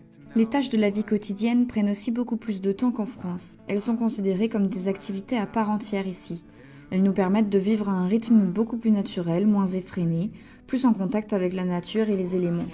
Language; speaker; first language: French; native; French